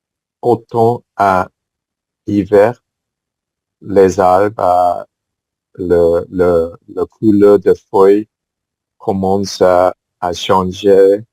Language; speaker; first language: French; non-native, fluent; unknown